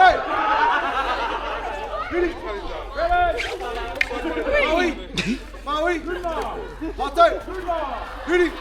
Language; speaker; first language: Māori; non-native, learner; English